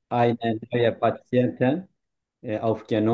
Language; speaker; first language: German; non-native, learner; Turkish